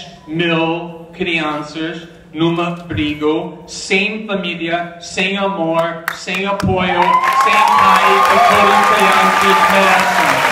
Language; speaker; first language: Portuguese; non-native, fluent; English